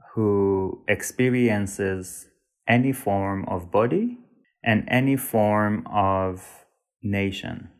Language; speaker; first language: English; non-native, fluent; Hebrew